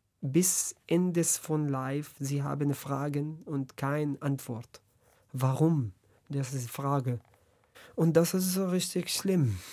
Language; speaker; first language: German; non-native, learner; Arabic